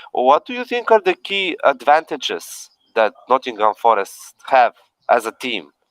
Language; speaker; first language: English; non-native, fluent; Bulgarian